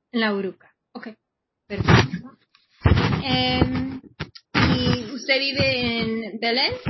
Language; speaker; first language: Spanish; non-native, fluent; English